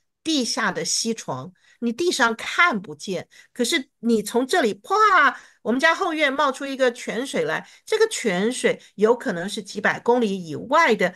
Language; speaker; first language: Chinese; native; Chinese